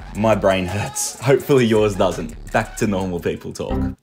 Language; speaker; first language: English; native; English